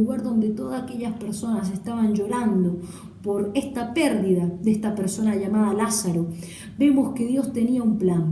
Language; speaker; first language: Spanish; native; Spanish